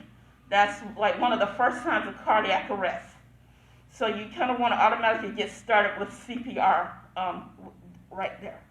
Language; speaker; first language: English; native; English